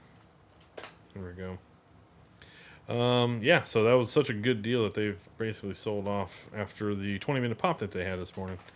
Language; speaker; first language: English; native; English